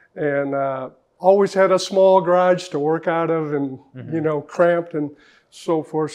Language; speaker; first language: English; native; English